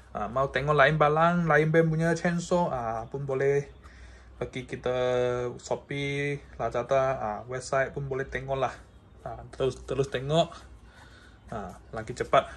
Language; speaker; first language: Malay; non-native, local second language; Chinese